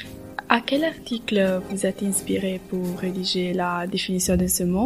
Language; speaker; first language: French; non-native, learner; Italian